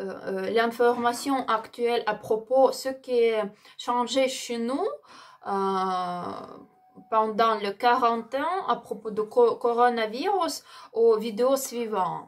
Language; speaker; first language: French; non-native, learner; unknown